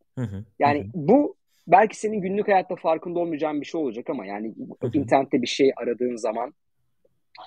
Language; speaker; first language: Turkish; native; Turkish